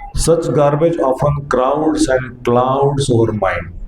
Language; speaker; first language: English; non-native, local second language; Hindi